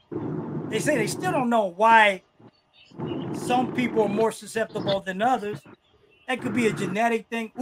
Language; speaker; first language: English; native; English